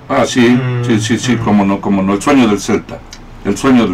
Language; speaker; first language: Spanish; native; Spanish